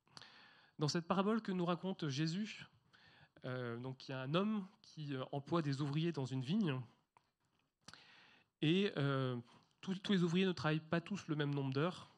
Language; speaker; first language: French; native; French